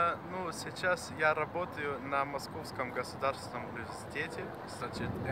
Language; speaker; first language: Russian; non-native, fluent; Dutch